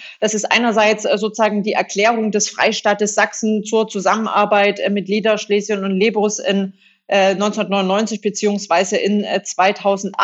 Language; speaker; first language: German; native; German